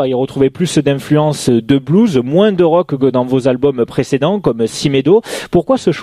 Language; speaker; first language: French; native; French